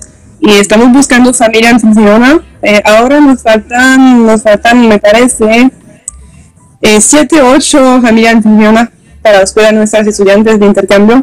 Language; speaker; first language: Spanish; non-native, learner; French